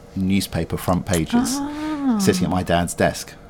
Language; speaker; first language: English; native; English